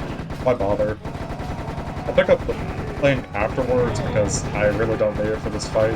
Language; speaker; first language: English; native; English